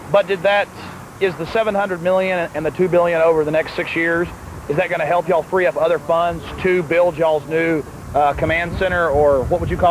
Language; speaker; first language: English; native; English